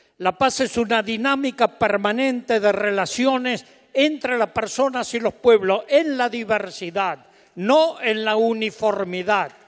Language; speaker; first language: Spanish; native; Spanish